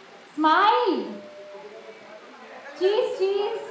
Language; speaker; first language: Hindi; native; Hindi